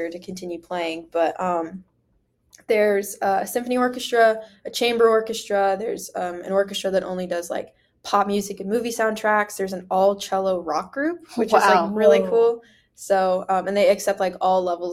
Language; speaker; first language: English; native; English